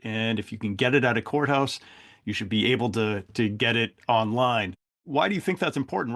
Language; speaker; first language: English; native; English